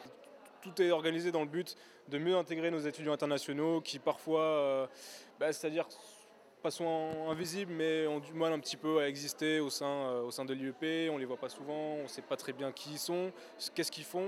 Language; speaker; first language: French; native; French